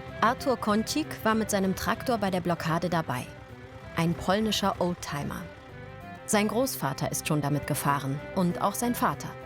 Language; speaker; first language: German; native; German